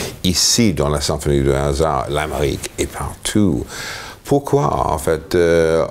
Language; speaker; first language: French; non-native, fluent; English